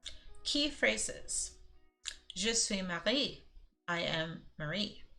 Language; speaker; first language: French; non-native, learner; English